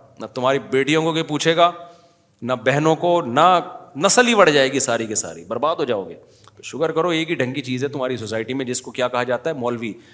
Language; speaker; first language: Urdu; native; Urdu